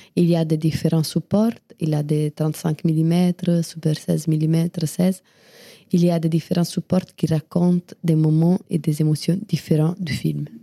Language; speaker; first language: French; non-native, fluent; Italian